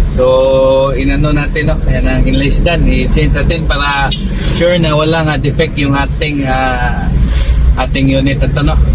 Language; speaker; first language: Filipino; non-native, local second language; Cebuano